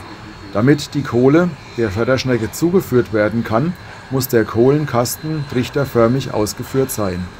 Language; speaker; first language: German; native; German